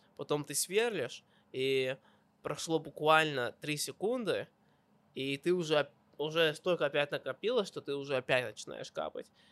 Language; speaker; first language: Russian; early bilingual, heritage; Russian